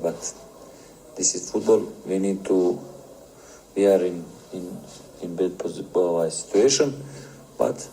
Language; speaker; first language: English; non-native, learner; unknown